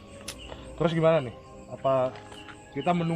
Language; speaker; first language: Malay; non-native, local second language; Balinese